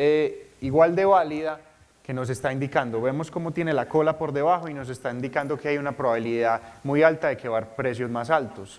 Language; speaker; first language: Spanish; native; Spanish